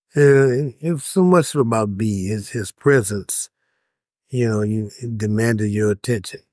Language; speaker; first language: English; native; English